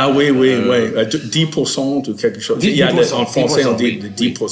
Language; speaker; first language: French; non-native, fluent; English